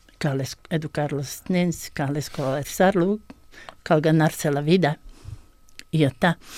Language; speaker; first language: Catalan; non-native, fluent; Bosnian